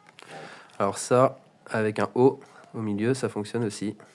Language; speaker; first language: French; native; French